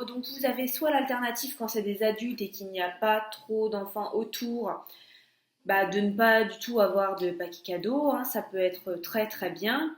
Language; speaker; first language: French; native; French